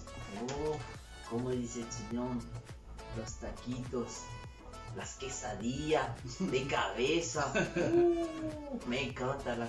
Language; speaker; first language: Spanish; non-native, learner; Haitian Creole